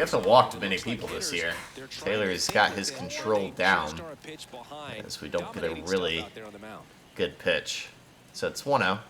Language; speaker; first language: English; native; English